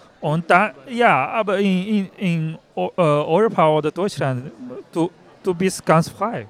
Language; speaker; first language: German; non-native, learner; Chinese